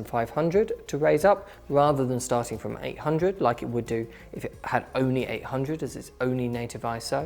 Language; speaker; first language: English; native; English